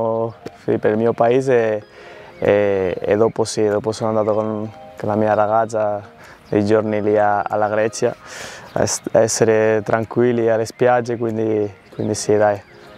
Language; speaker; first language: Italian; non-native, fluent; Spanish